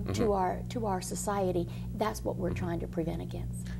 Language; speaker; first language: English; native; English